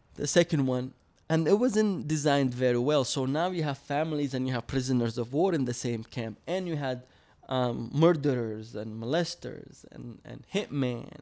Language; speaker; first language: English; early bilingual, other home language; Arabic